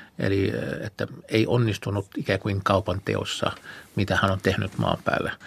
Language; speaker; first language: Finnish; non-native, fluent; Arabic